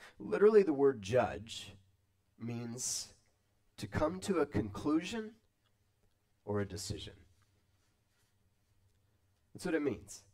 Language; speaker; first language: English; native; English